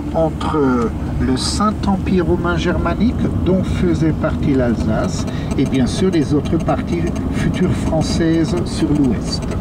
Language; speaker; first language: French; native; French